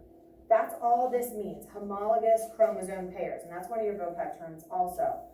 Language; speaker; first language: English; native; English